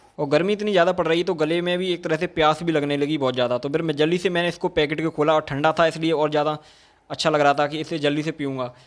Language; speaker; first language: Hindi; native; Hindi